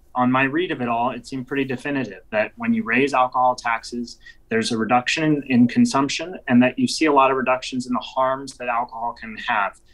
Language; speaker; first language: English; native; English